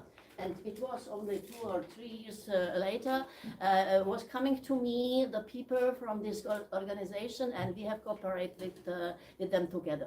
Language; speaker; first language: English; non-native, learner; Czech